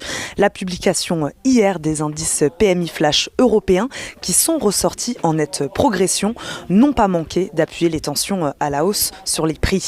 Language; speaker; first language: French; native; French